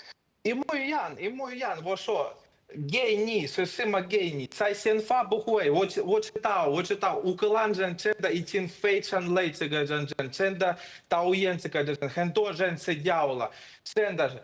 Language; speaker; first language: Chinese; non-native, fluent; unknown